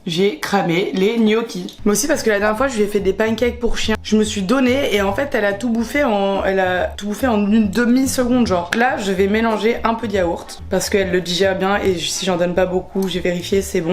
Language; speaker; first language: French; native; French